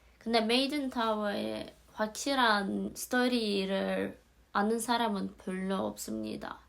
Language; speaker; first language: Korean; non-native, fluent; Azerbaijani